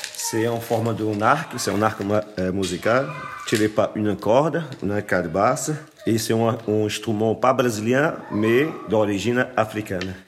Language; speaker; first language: French; non-native, fluent; Portuguese